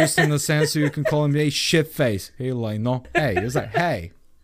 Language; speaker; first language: English; non-native, fluent; Bulgarian